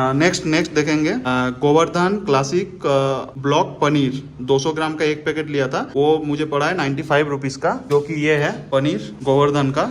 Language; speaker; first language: Hindi; non-native, local second language; Bangla